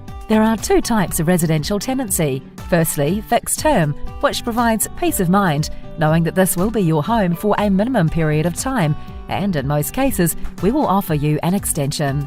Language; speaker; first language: English; native; English